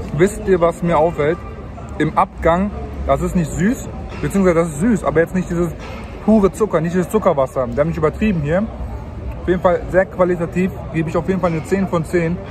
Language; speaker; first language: German; early bilingual, other home language; Turkish